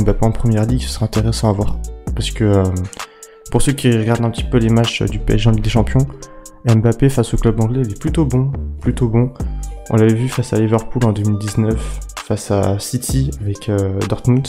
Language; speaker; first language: French; native; French